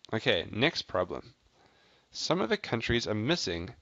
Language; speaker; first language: English; native; English